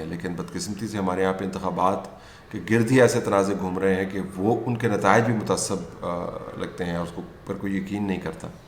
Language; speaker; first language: Urdu; native; Urdu